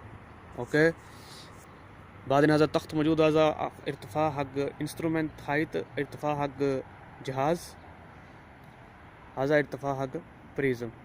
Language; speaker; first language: Arabic; non-native, learner; Urdu